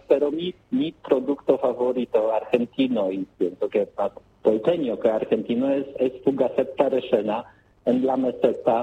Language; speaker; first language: Spanish; non-native, learner; Polish